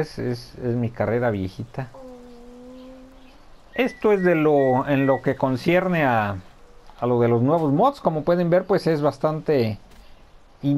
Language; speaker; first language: Spanish; native; Spanish